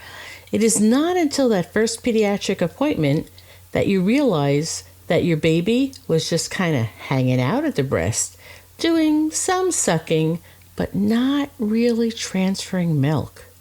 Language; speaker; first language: English; native; English